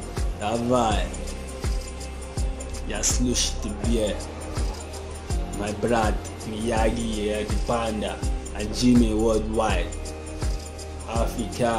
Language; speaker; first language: Russian; non-native, learner; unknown